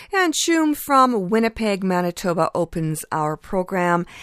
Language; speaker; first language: English; early bilingual, other home language; Ukrainian